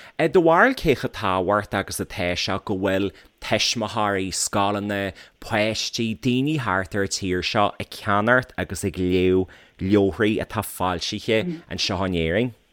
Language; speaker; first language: Irish; native; Irish